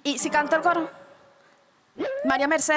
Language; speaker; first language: Spanish; native; Spanish